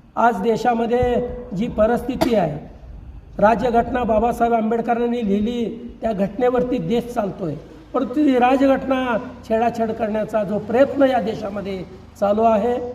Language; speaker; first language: Marathi; native; Marathi